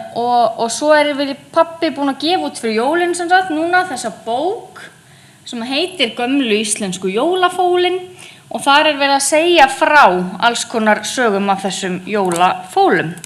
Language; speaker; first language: Icelandic; native; Icelandic